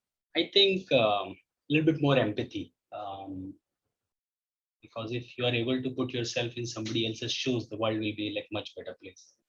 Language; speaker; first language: English; non-native, local second language; Hindi